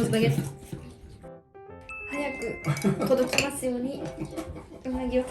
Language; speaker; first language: Japanese; non-native, fluent; French